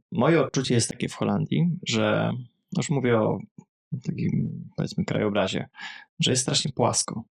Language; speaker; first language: Polish; native; Polish